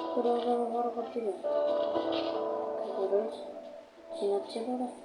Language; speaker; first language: Korean; native; Korean